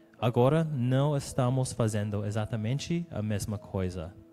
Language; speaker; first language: Portuguese; non-native, learner; English